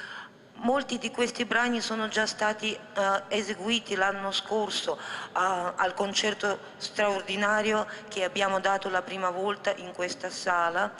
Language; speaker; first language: Italian; non-native, fluent; Russian